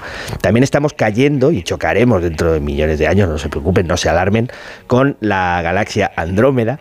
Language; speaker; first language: Spanish; native; Spanish